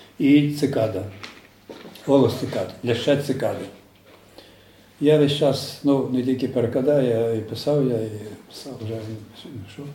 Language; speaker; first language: Ukrainian; native; Ukrainian